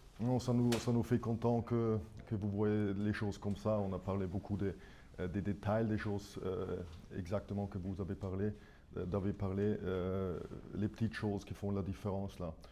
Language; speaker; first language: French; non-native, fluent; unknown